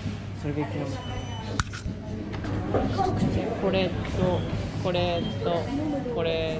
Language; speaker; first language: Japanese; early bilingual, heritage; Japanese